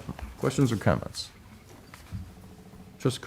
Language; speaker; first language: English; native; English